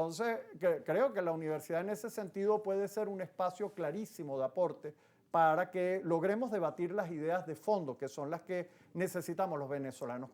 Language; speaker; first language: Spanish; native; Spanish